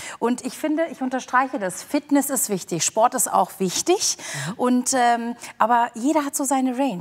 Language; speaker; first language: German; early bilingual, other home language; Turkish